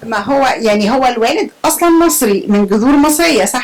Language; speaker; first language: Arabic; native; Arabic